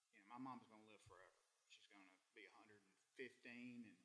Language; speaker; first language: English; native; English